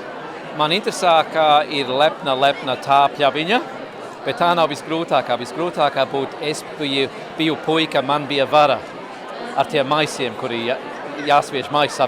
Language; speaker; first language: Latvian; early bilingual, heritage; Latvian